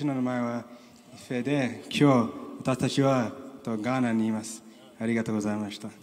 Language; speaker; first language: Japanese; non-native, learner; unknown